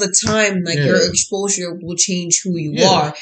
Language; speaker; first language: English; early bilingual, other home language; Haitian Creole